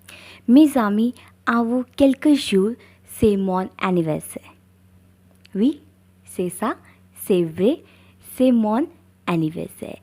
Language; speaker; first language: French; non-native, learner; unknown